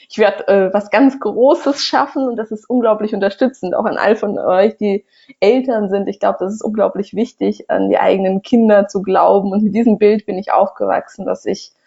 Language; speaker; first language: German; non-native, fluent; Russian